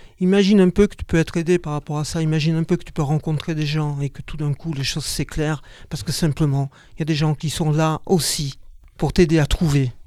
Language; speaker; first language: French; native; French